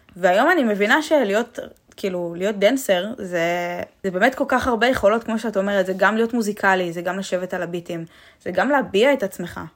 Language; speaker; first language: Hebrew; native; Hebrew